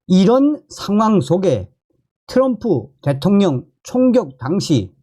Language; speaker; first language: Korean; native; Korean